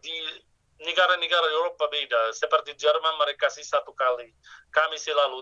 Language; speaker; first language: Indonesian; non-native, fluent; Arabic